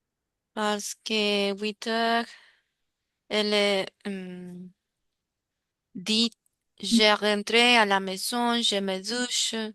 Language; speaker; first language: French; non-native, learner; Spanish